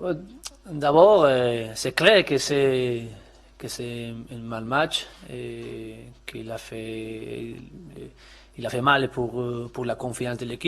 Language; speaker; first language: French; non-native, learner; Spanish